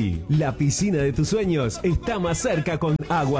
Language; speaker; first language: Spanish; native; Spanish